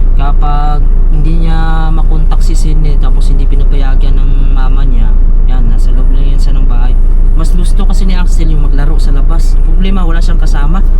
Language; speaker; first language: Filipino; non-native, local second language; Cebuano